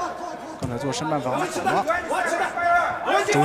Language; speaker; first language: Chinese; native; Chinese